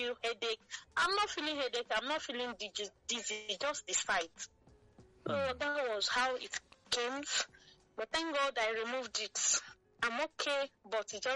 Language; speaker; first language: English; non-native, local second language; Igbo